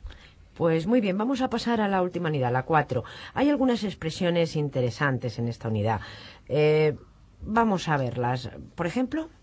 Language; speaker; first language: Spanish; native; Spanish